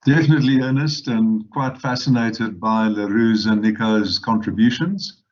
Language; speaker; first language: English; non-native, local second language; Afrikaans